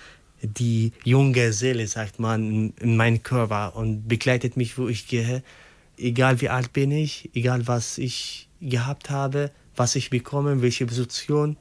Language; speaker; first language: German; non-native, local second language; Arabic